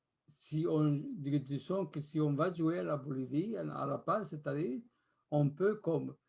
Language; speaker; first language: French; non-native, fluent; Spanish